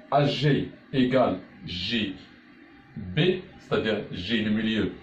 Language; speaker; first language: French; non-native, local second language; Arabic